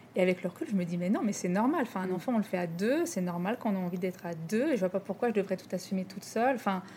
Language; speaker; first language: French; native; French